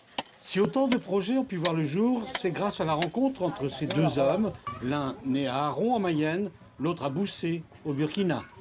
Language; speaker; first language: French; native; French